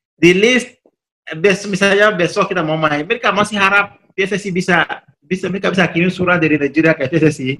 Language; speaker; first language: Indonesian; non-native, fluent; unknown